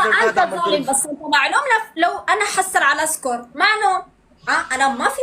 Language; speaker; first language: Arabic; non-native, learner; Pashto